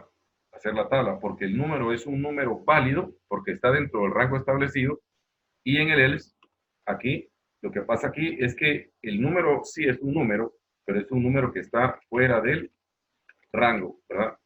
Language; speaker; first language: Spanish; native; Spanish